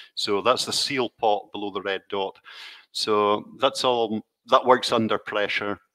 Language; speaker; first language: English; native; English